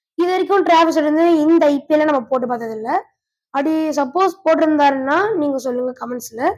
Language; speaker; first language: Tamil; native; Tamil